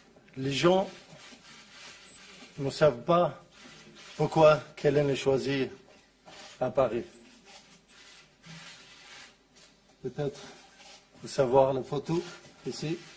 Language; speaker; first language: French; non-native, learner; Arabic